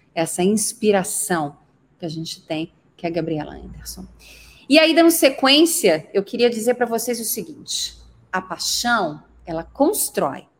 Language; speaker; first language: Portuguese; native; Portuguese